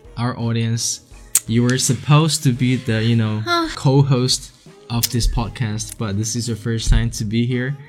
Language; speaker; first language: English; non-native, fluent; Chinese